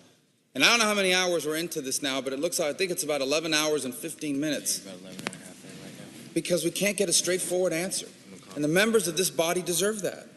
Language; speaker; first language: English; native; English